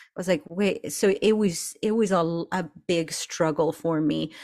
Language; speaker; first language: English; early bilingual, other home language; Spanish